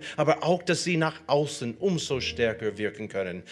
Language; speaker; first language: German; non-native, fluent; English